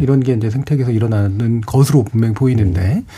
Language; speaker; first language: Korean; native; Korean